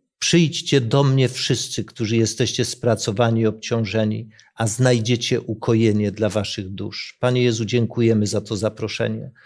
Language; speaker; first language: Polish; native; Polish